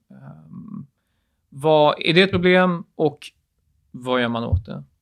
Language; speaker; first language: Swedish; early bilingual, other home language; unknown